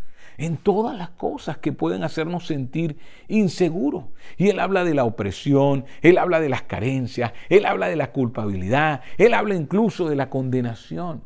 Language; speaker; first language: Spanish; native; Spanish